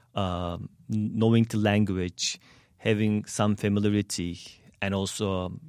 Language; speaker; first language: English; non-native, fluent; Turkish